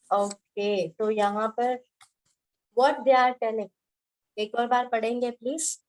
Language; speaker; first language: Hindi; native; Hindi